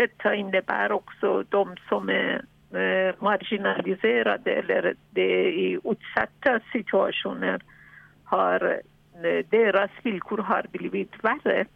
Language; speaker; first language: Swedish; non-native, fluent; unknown